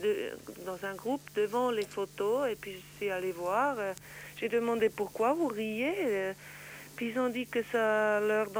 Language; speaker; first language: French; non-native, learner; Swiss German